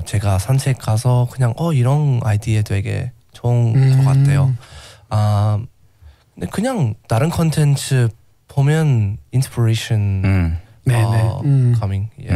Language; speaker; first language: Korean; non-native, learner; English